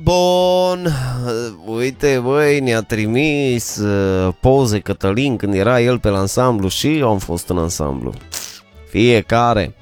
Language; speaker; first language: Romanian; native; Romanian